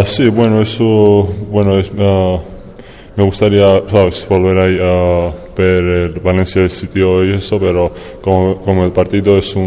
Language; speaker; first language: Spanish; non-native, fluent; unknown